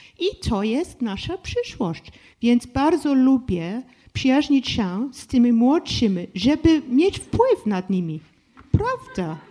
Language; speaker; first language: Polish; non-native, fluent; English